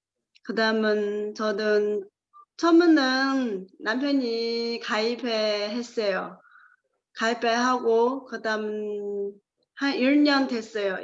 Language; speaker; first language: Korean; non-native, learner; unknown